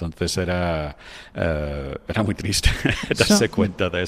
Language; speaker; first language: Spanish; non-native, fluent; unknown